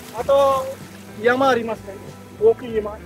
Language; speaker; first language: Japanese; non-native, learner; Bangla